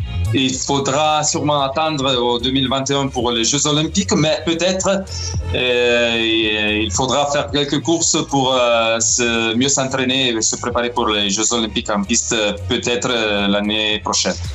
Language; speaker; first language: French; non-native, fluent; Italian